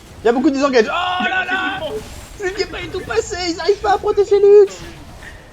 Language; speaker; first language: French; native; French